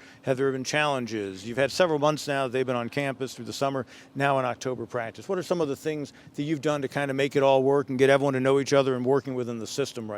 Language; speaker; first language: English; native; English